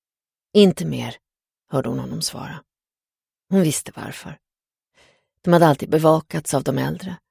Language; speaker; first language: Swedish; native; Swedish